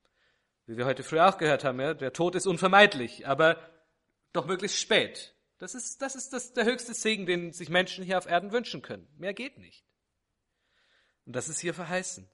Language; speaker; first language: German; native; German